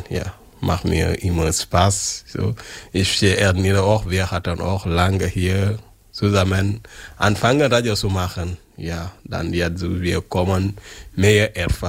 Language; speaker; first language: German; non-native, learner; French